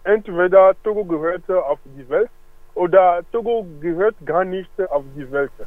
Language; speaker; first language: German; non-native, learner; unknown